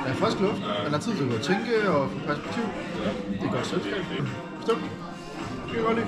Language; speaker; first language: Danish; native; Danish